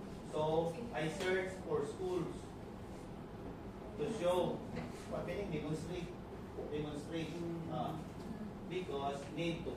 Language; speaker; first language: English; non-native, local second language; Cebuano